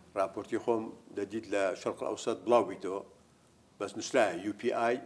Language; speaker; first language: Central Kurdish; native; Central Kurdish